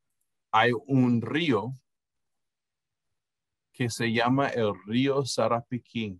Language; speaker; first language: Spanish; non-native, fluent; English